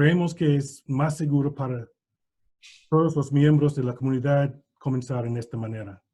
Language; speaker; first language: Spanish; non-native, learner; English